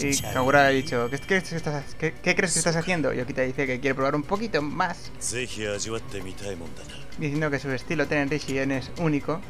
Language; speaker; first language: Spanish; native; Spanish